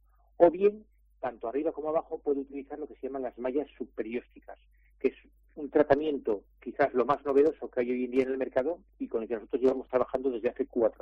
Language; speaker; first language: Spanish; native; Spanish